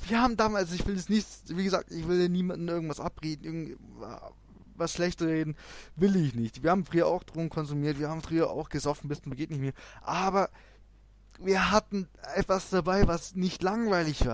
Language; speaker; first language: German; native; German